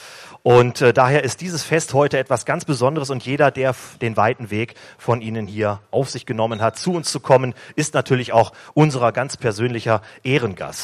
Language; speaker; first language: German; native; German